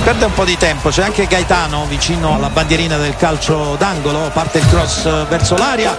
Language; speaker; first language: Italian; native; Italian